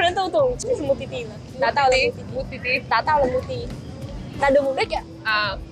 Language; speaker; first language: Chinese; non-native, fluent; Vietnamese